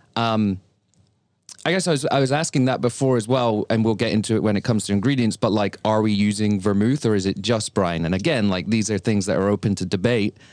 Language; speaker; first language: English; native; English